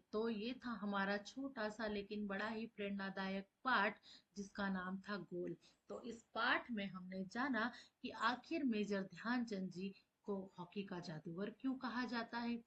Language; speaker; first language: Hindi; native; Hindi